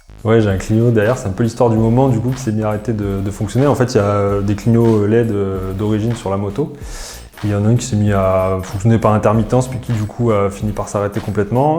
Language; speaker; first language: French; native; French